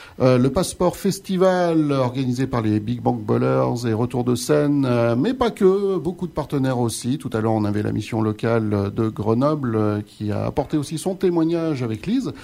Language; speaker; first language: French; native; French